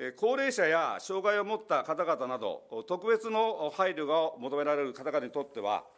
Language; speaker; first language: Japanese; native; Japanese